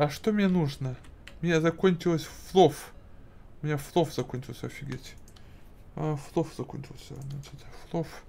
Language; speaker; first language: Russian; native; Russian